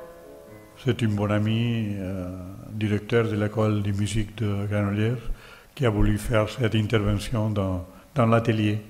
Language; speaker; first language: French; non-native, learner; Catalan